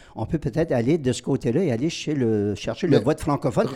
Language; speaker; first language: French; native; French